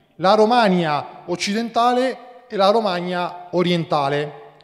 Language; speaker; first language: Italian; native; Italian